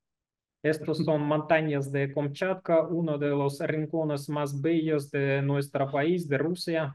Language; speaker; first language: Spanish; non-native, learner; Russian